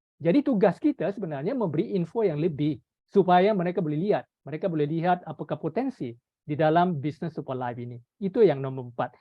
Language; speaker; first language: Malay; native; Malay